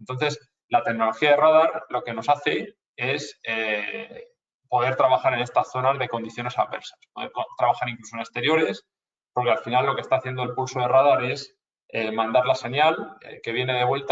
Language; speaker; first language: Spanish; native; Spanish